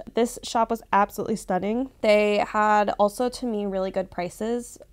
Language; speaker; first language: English; native; English